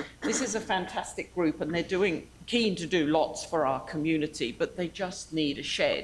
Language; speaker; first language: English; native; English